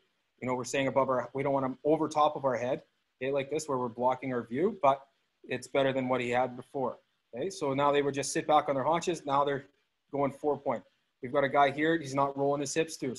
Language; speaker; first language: English; native; English